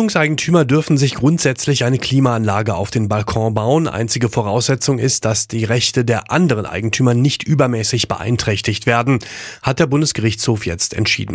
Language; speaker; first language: German; native; German